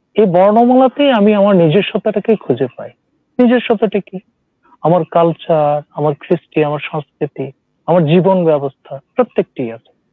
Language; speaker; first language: Bangla; non-native, local second language; Santali